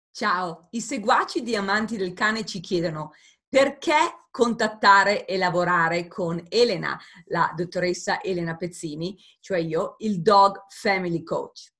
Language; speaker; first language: Italian; early bilingual, heritage; Italian